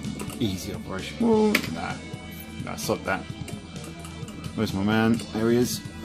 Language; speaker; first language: English; native; English